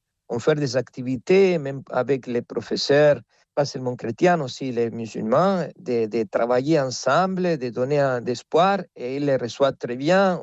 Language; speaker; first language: French; non-native, fluent; Spanish